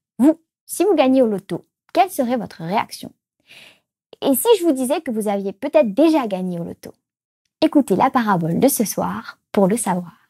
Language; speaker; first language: French; native; French